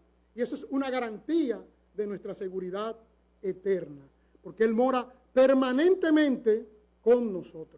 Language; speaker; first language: Spanish; native; Spanish